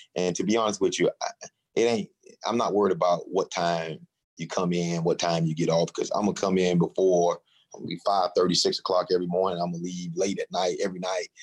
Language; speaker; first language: English; native; English